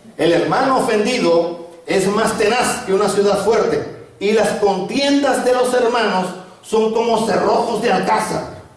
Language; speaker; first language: Spanish; native; Spanish